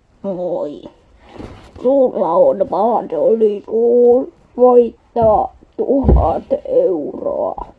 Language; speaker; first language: Finnish; non-native, learner; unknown